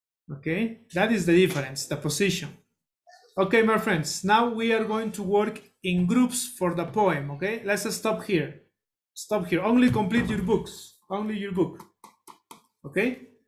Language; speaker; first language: English; non-native, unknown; Spanish